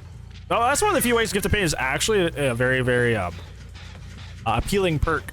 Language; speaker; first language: English; native; English